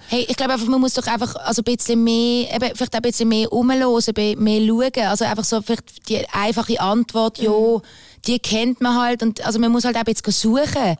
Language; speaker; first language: German; native; German